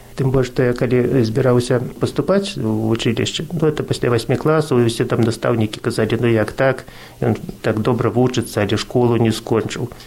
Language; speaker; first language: Belarusian; non-native, local second language; Russian